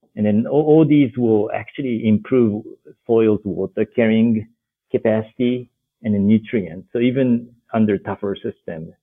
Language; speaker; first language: English; non-native, fluent; Japanese